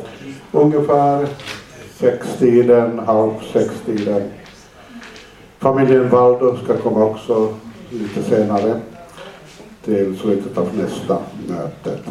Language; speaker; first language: Swedish; non-native, fluent; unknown